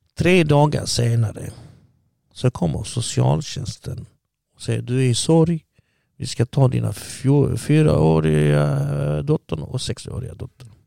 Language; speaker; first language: Swedish; early bilingual, other home language; Arabic